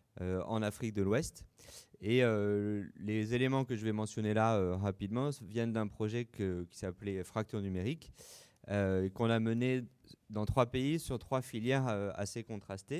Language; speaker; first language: French; native; French